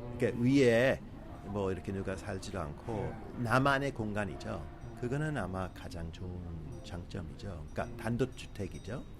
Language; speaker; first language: Korean; non-native, fluent; English